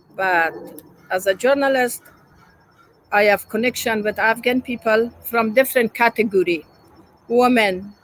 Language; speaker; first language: English; non-native, learner; Persian